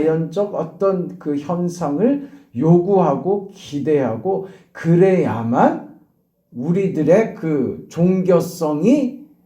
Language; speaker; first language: Korean; native; Korean